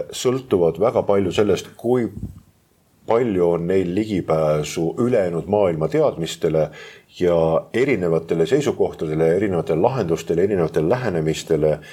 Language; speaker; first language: Estonian; native; Estonian